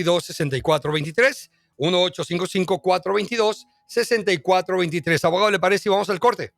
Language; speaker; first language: Spanish; native; Spanish